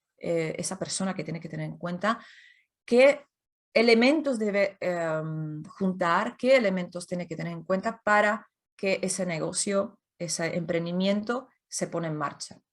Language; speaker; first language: Spanish; non-native, fluent; Czech